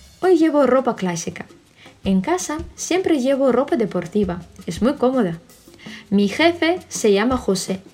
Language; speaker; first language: Spanish; non-native, fluent; Russian